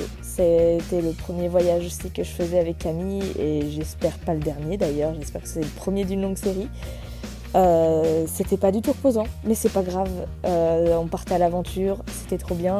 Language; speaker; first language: French; native; French